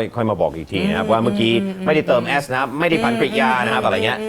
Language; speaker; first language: Thai; early bilingual, other home language; English